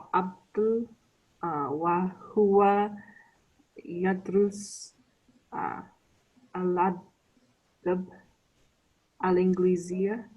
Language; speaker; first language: Arabic; non-native, learner; English